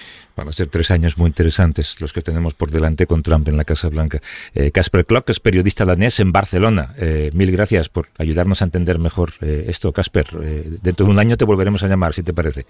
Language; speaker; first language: Spanish; native; Spanish